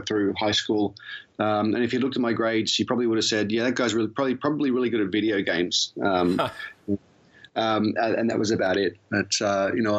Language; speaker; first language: English; native; English